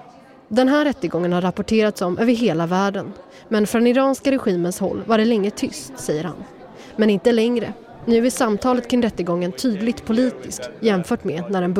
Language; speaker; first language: Swedish; native; Swedish